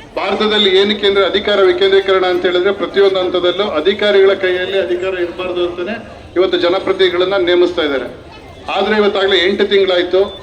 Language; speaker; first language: Kannada; native; Kannada